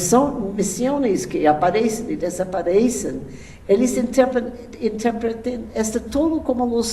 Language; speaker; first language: Spanish; non-native, fluent; English